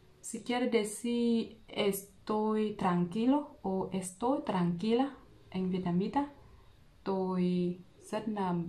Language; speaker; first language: Spanish; non-native, learner; Vietnamese